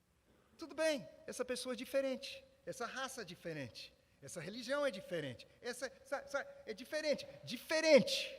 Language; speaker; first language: Portuguese; non-native, fluent; English